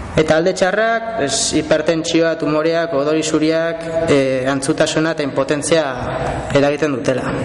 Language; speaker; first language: Basque; non-native, local second language; Spanish